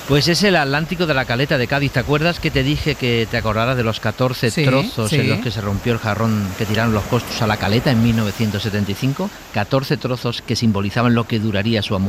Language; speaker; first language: Spanish; native; Spanish